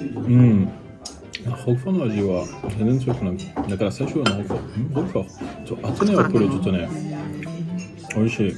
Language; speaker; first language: Japanese; non-native, learner; French